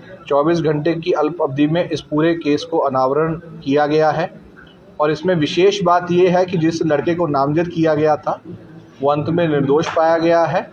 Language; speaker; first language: Hindi; native; Hindi